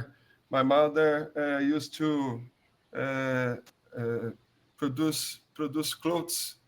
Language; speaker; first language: English; non-native, learner; Portuguese